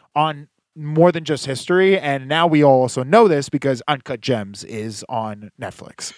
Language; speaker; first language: English; early bilingual, other home language; Hebrew